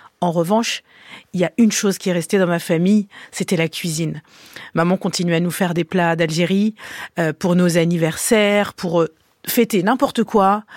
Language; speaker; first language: French; early bilingual, other home language; Arabic